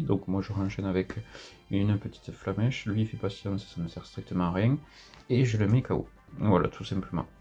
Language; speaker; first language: French; native; French